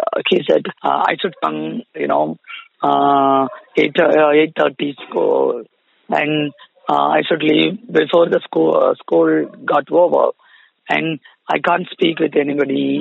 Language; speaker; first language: English; non-native, local second language; Tamil